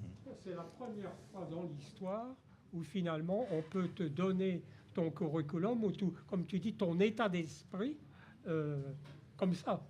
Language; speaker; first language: French; native; French